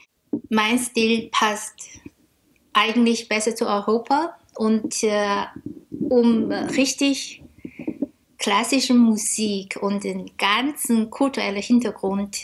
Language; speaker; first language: German; non-native, fluent; Chinese